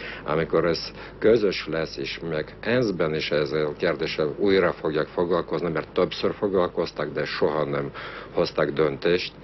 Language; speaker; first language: Hungarian; non-native, fluent; Armenian